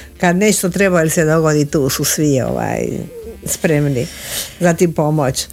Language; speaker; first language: Croatian; early bilingual, heritage; Croatian